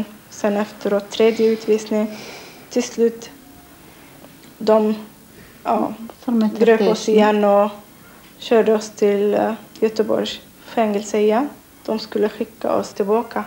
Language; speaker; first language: Swedish; non-native, learner; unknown